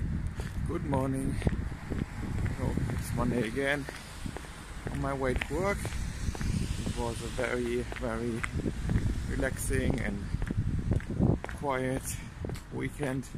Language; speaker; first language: English; non-native, fluent; German